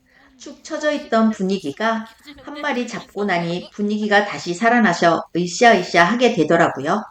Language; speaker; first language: Korean; native; Korean